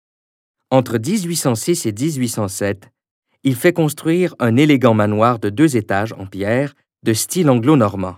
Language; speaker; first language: French; native; French